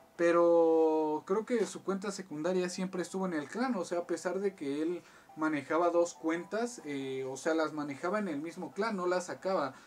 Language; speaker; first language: Spanish; native; Spanish